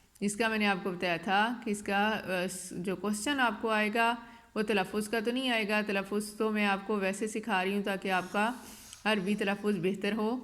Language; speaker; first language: Urdu; non-native, local second language; Punjabi